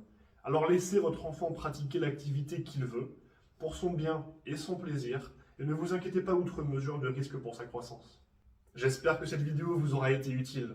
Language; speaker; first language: French; native; French